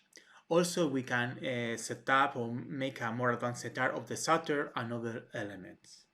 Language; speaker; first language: English; non-native, fluent; Spanish